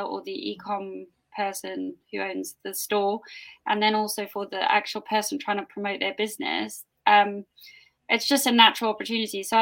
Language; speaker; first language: English; native; English